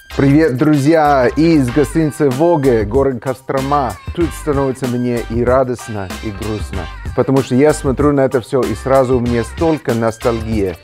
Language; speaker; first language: Russian; non-native, fluent; English